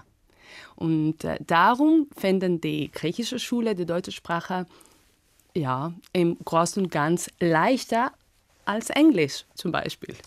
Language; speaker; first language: German; non-native, fluent; Greek